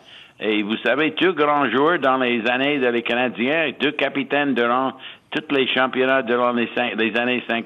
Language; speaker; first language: French; non-native, fluent; English